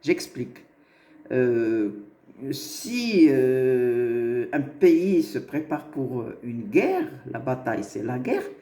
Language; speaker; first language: French; non-native, local second language; Arabic